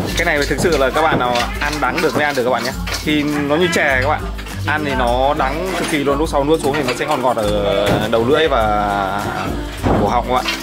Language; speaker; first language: Vietnamese; non-native, local second language; Hmong